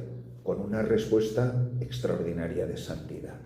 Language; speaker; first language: Spanish; native; Spanish